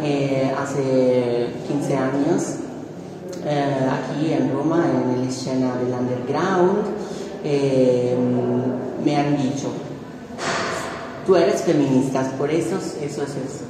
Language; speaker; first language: Spanish; non-native, fluent; Italian